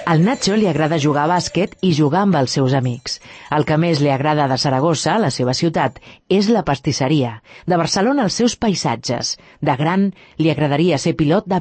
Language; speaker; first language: Catalan; native; Catalan